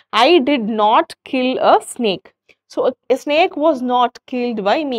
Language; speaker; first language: English; non-native, local second language; Tamil